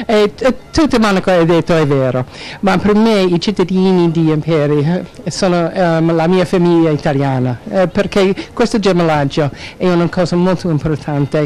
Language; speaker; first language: Italian; non-native, fluent; English